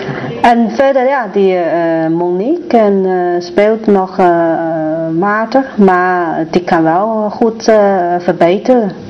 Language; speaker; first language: Dutch; non-native, learner; Chinese